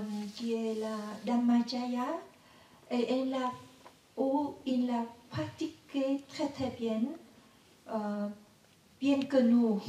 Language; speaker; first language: French; non-native, learner; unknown